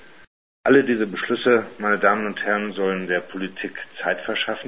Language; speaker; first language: German; native; German